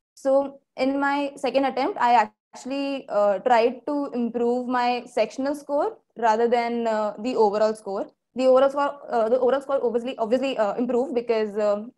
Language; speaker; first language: English; non-native, local second language; Hindi